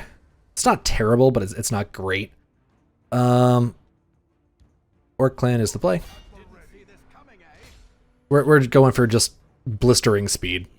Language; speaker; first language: English; native; English